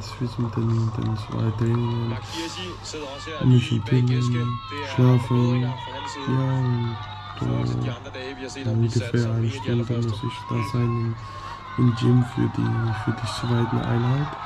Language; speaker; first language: German; non-native, learner; Danish